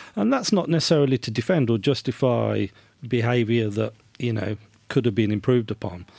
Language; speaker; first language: English; native; English